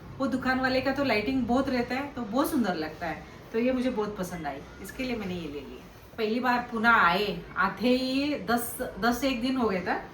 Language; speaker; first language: Hindi; non-native, local second language; Kannada